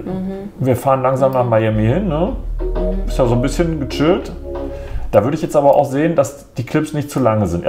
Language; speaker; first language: German; native; German